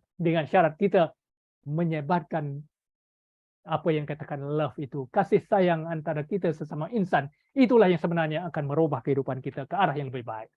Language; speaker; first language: Malay; native; Malay